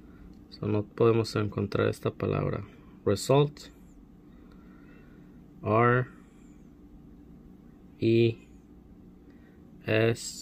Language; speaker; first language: Spanish; early bilingual, heritage; Spanish